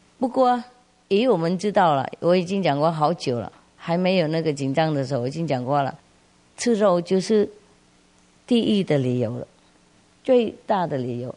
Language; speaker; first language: Chinese; non-native, fluent; Vietnamese